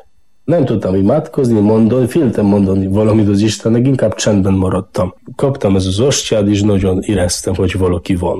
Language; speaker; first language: Hungarian; non-native, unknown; Polish